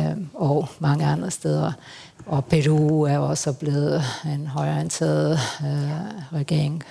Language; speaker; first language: Danish; early bilingual, heritage; Spanish